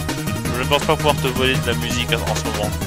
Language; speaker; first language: French; native; French